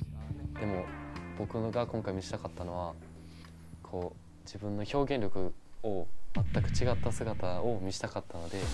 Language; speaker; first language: Japanese; native; Japanese